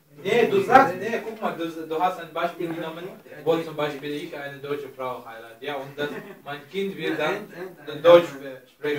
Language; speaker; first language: German; non-native, learner; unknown